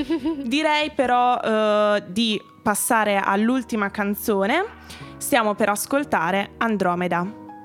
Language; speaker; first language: Italian; native; Italian